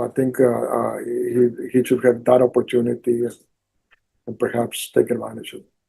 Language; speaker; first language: English; native; English